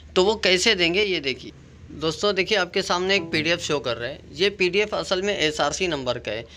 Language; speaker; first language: Hindi; non-native, local second language; Urdu